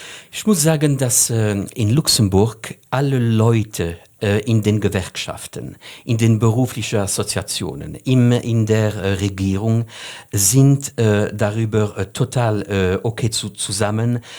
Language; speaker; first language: German; non-native, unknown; French